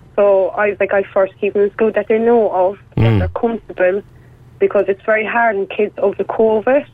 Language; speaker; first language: English; native; English